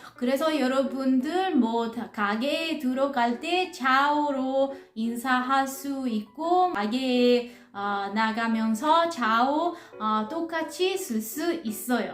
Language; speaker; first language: Korean; non-native, learner; Italian